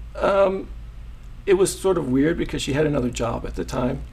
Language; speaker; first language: English; native; English